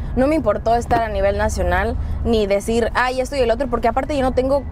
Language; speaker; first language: Spanish; native; Spanish